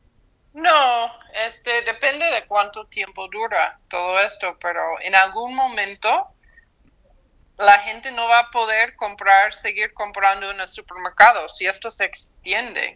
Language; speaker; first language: Spanish; non-native, fluent; English